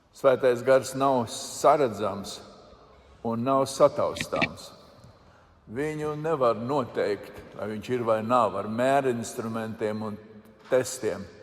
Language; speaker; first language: Latvian; native; Latvian